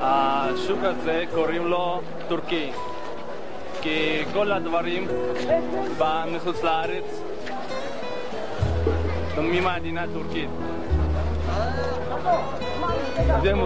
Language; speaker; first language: Hebrew; non-native, learner; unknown